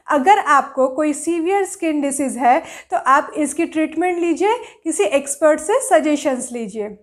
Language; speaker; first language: Hindi; non-native, local second language; Marathi